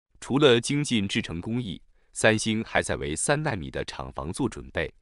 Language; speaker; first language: Chinese; native; Chinese